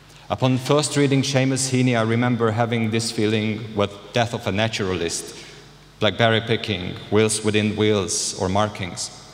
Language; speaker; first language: English; non-native, fluent; Hungarian